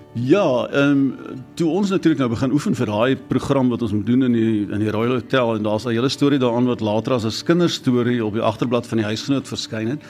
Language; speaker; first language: Afrikaans; native; Afrikaans